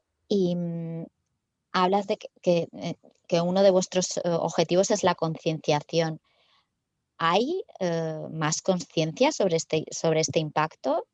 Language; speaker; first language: Spanish; native; Spanish